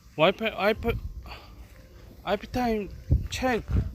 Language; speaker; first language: Korean; native; Korean